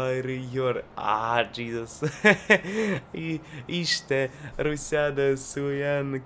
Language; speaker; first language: Turkish; non-native, learner; Russian